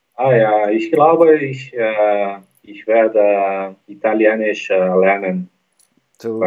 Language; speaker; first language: German; non-native, learner; Portuguese